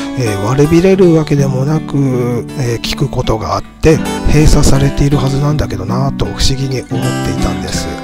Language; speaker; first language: Japanese; native; Japanese